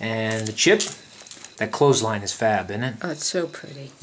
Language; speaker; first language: English; native; English